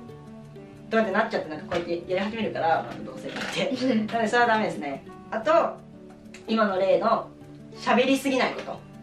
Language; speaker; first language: Japanese; native; Japanese